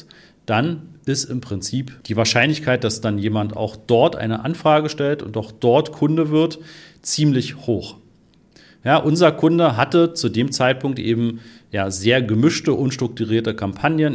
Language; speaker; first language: German; native; German